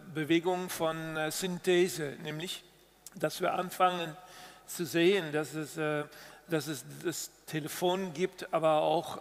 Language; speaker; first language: German; non-native, fluent; Dutch